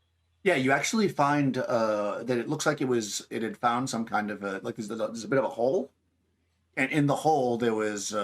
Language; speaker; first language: English; native; English